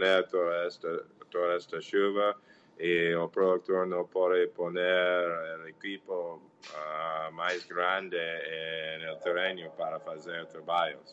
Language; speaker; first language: Portuguese; non-native, learner; English